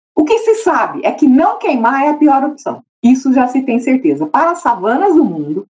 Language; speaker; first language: Portuguese; native; Portuguese